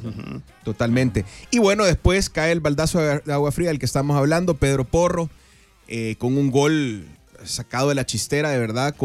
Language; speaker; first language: Spanish; native; Spanish